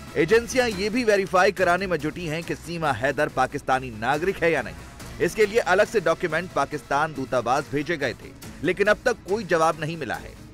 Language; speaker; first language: Hindi; native; Hindi